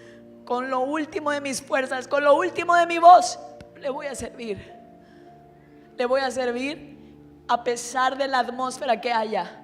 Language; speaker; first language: Spanish; native; Spanish